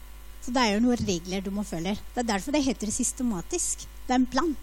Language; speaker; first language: Norwegian; non-native, fluent; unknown